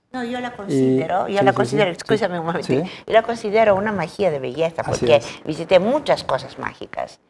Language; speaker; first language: Spanish; non-native, fluent; Greek